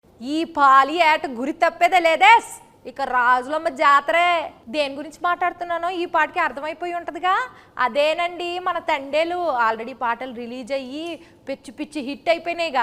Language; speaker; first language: Telugu; native; Telugu